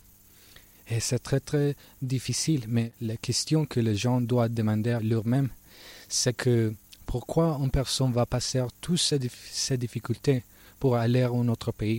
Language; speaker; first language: French; non-native, learner; Spanish